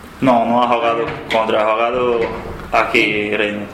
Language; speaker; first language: Spanish; non-native, learner; Portuguese